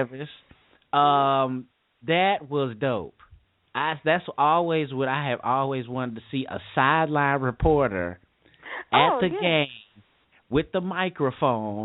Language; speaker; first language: English; native; English